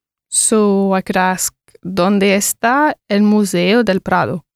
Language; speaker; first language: Spanish; non-native, learner; English